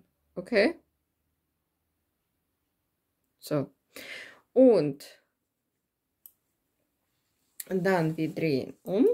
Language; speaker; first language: German; non-native, fluent; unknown